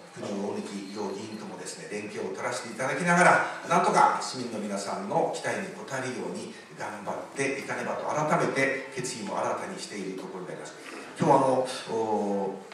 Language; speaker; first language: Japanese; native; Japanese